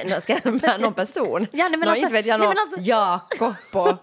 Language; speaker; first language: Swedish; native; Swedish